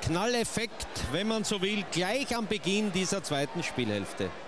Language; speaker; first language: German; native; German